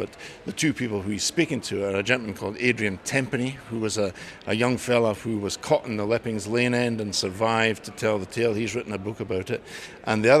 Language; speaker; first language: English; native; English